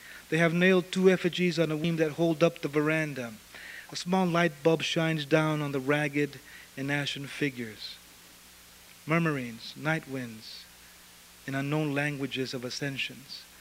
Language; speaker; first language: English; early bilingual, other home language; Spanish